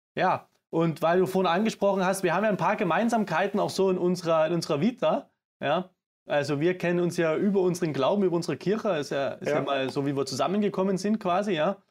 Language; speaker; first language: German; native; German